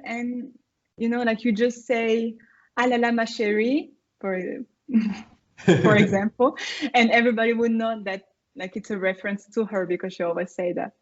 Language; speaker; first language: English; non-native, fluent; French